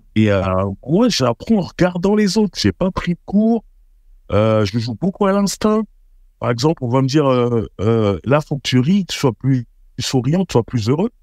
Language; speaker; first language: French; native; French